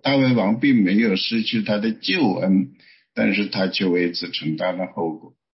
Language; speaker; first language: Chinese; native; Chinese